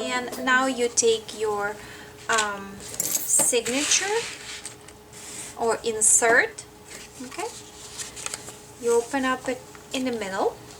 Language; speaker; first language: English; non-native, fluent; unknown